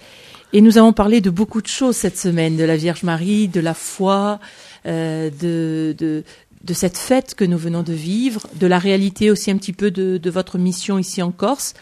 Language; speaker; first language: French; native; French